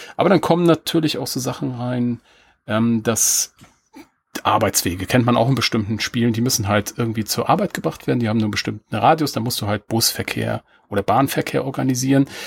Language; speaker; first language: German; native; German